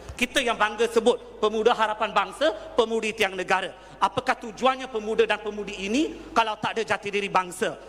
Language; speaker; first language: Malay; non-native, local second language; Tamil